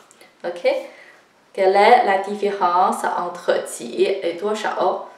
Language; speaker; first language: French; non-native, fluent; Chinese